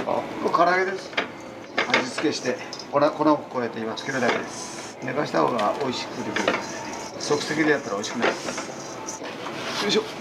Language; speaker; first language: Japanese; native; Japanese